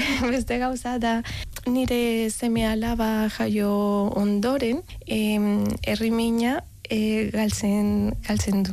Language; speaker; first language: Basque; non-native, learner; Spanish